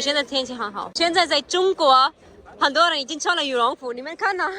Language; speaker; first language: Chinese; non-native, fluent; Urdu